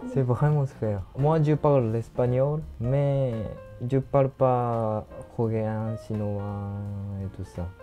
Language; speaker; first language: French; non-native, fluent; Japanese